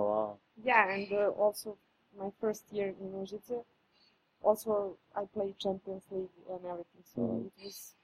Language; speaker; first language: English; non-native, fluent; Serbian